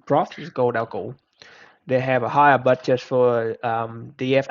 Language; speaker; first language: English; non-native, fluent; Vietnamese